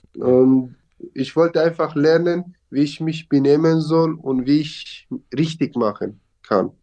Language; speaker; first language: German; non-native, fluent; Kurdish